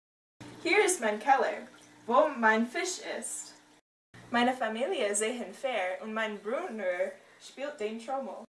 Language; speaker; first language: German; non-native, learner; English